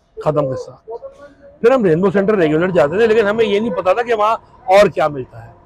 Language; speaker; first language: Urdu; native; Urdu